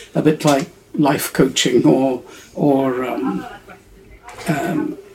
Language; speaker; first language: English; non-native, local second language; Urdu